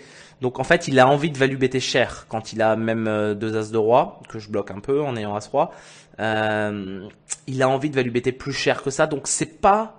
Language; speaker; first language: French; native; French